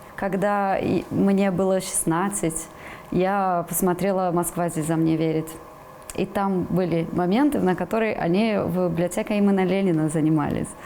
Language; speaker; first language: Russian; non-native, fluent; Portuguese